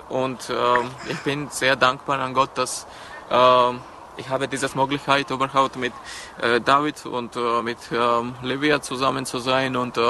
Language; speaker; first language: German; non-native, learner; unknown